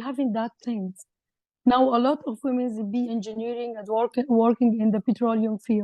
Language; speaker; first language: English; non-native, learner; Arabic